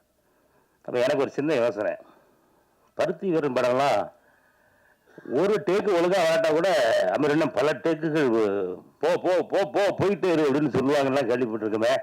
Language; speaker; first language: Tamil; native; Tamil